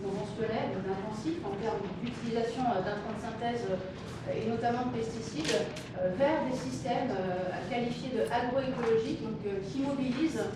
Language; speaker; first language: French; native; French